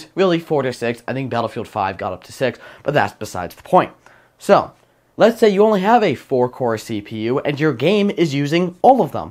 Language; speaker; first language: English; native; English